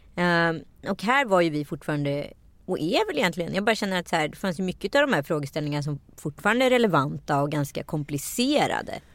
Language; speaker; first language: Swedish; native; Swedish